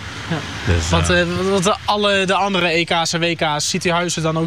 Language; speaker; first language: Dutch; native; Dutch